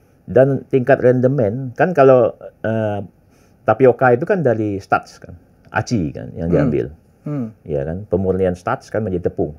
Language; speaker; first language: Indonesian; native; Indonesian